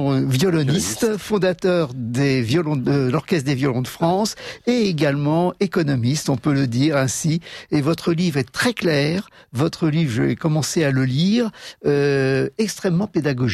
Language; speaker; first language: French; native; French